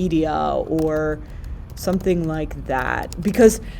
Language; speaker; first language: English; native; English